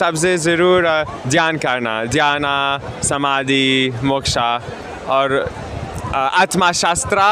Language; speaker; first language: Hindi; non-native, learner; German